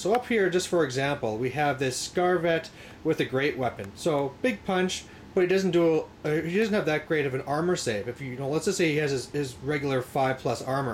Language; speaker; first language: English; native; English